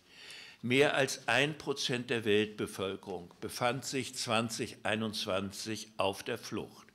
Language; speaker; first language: German; native; German